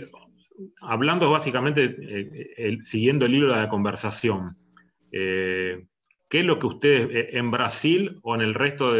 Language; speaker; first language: Spanish; native; Spanish